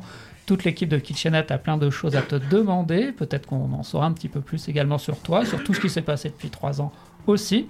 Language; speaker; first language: French; native; French